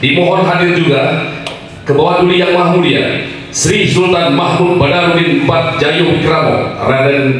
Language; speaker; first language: Indonesian; native; Indonesian